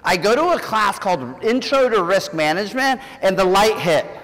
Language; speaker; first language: English; native; English